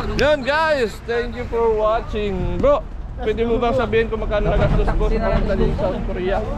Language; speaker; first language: Filipino; native; Filipino